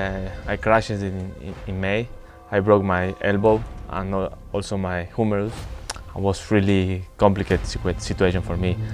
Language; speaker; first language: English; non-native, fluent; Spanish